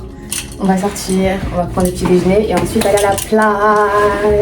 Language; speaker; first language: French; native; French